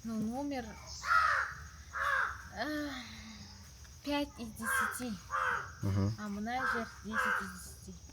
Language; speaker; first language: Russian; non-native, local second language; Kazakh